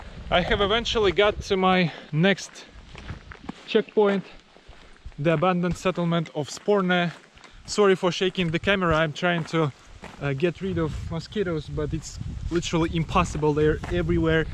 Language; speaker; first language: English; non-native, fluent; Russian